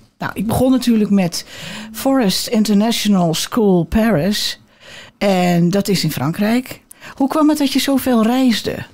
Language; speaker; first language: Dutch; native; Dutch